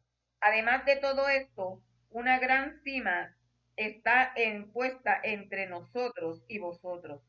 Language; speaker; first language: Spanish; native; Spanish